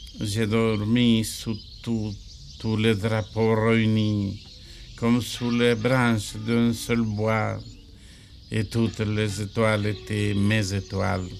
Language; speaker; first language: French; non-native, learner; Spanish